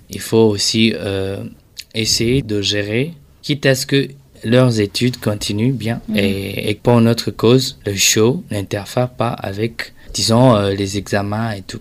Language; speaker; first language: French; non-native, local second language; Rundi